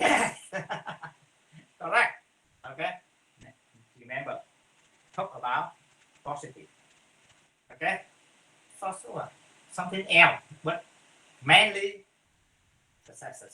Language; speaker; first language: English; non-native, fluent; Vietnamese